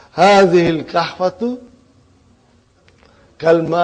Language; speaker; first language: Arabic; non-native, fluent; Urdu